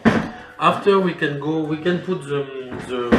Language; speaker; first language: English; non-native, learner; French